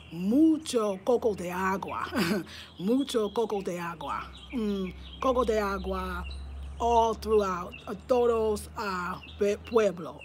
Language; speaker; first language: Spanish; non-native, learner; English